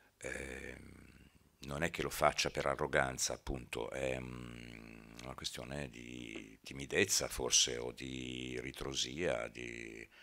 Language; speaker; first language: Italian; native; Italian